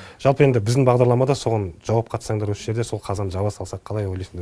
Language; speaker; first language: Kazakh; native; Kazakh